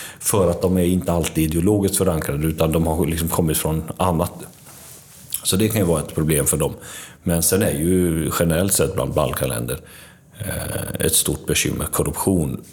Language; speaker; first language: Swedish; early bilingual, other home language; Albanian